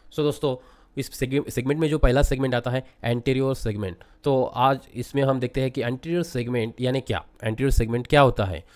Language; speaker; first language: Hindi; non-native, local second language; Marathi